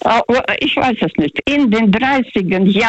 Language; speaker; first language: German; non-native, fluent; Russian